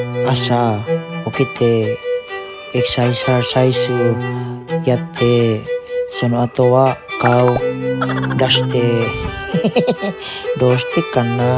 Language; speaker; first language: Japanese; non-native, learner; Filipino